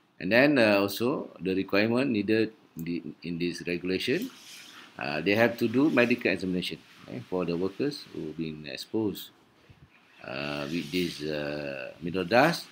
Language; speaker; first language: English; non-native, local second language; Malay